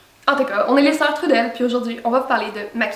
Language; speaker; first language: French; native; French